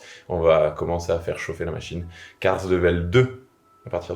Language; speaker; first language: French; native; French